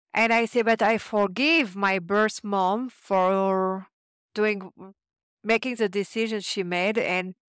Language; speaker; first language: English; non-native, fluent; French